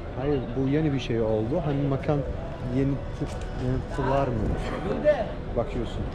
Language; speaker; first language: Turkish; non-native, learner; Arabic